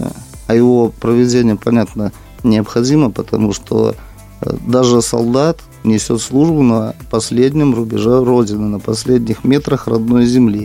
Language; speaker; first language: Russian; native; Russian